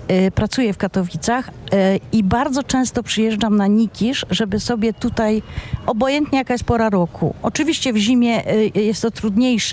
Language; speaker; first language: Polish; non-native, local second language; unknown